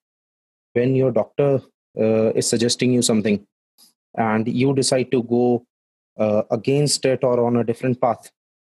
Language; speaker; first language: English; non-native, local second language; Hindi